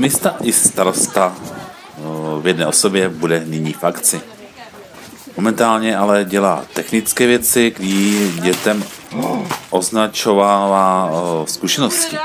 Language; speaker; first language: Czech; native; Czech